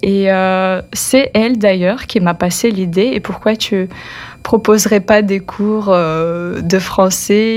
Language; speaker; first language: French; non-native, fluent; Russian